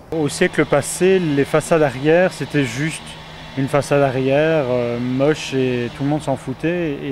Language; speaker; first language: French; native; French